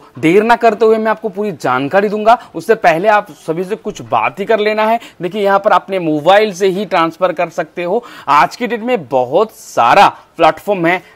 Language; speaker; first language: Hindi; native; Hindi